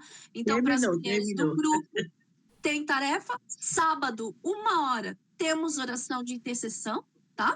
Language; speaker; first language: Portuguese; native; Portuguese